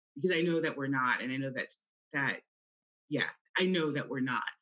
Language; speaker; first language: English; native; English